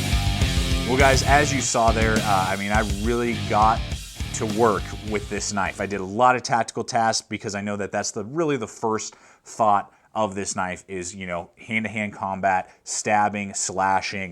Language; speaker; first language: English; native; English